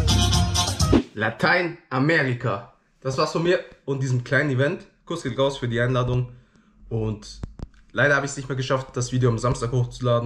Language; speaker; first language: German; early bilingual, other home language; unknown